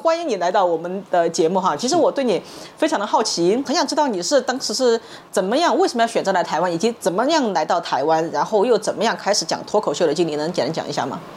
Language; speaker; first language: Chinese; native; Chinese